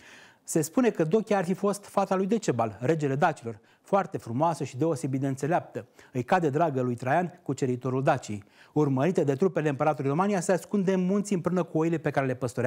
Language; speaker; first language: Romanian; native; Romanian